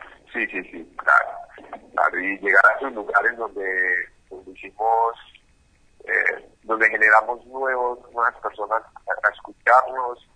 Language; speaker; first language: Spanish; native; Spanish